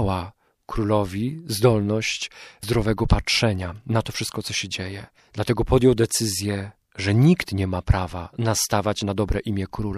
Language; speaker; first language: Polish; native; Polish